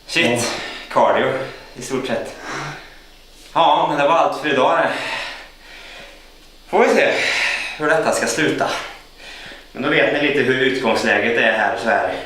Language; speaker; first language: Swedish; native; Swedish